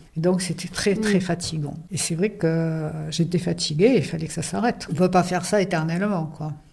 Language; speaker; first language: French; native; French